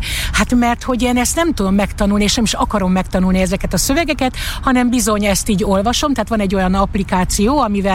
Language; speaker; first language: Hungarian; native; Hungarian